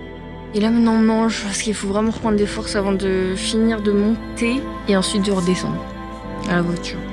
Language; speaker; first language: French; native; French